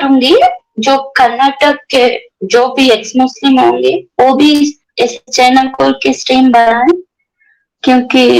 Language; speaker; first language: Hindi; non-native, local second language; Kannada